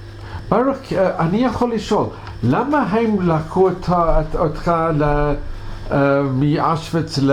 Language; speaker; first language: Hebrew; non-native, fluent; English